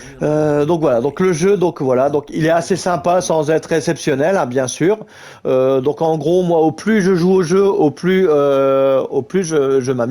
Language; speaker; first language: French; native; French